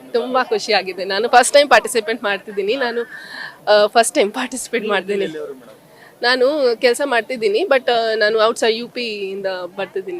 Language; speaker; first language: Kannada; non-native, learner; Hindi